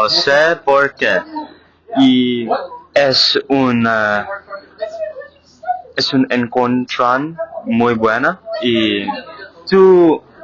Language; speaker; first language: Spanish; non-native, learner; English